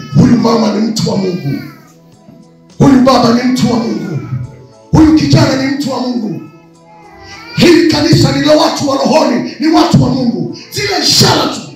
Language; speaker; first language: Swahili; native; Swahili